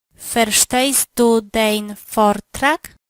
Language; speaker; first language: German; non-native, learner; Polish